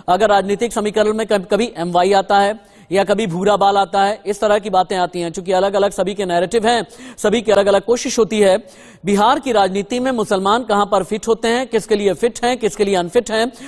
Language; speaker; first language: Hindi; native; Hindi